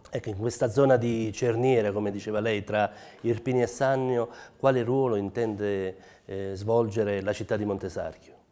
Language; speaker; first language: Italian; native; Italian